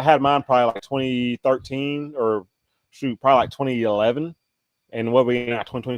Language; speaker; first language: English; native; English